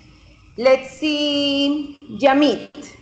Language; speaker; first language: English; non-native, fluent; Spanish